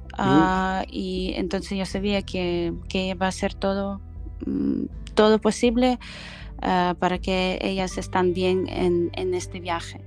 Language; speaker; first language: Spanish; non-native, fluent; Ukrainian